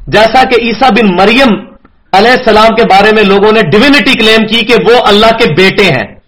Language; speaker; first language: Urdu; non-native, local second language; Punjabi